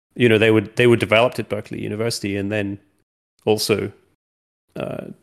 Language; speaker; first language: English; native; English